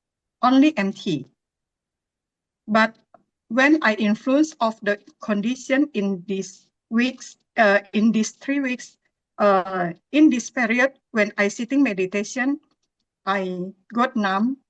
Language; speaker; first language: English; non-native, learner; Indonesian